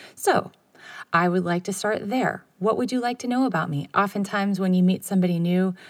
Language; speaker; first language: English; native; English